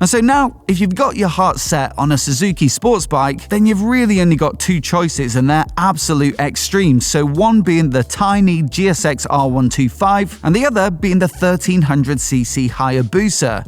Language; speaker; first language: English; native; English